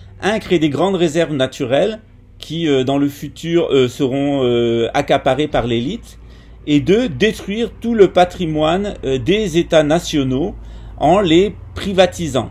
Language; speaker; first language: French; native; French